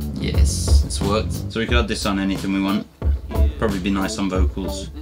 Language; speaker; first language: English; native; English